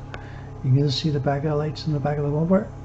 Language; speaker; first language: English; native; English